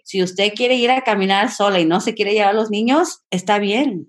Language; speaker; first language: Spanish; early bilingual, heritage; Spanish